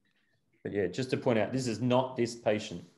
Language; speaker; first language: English; native; English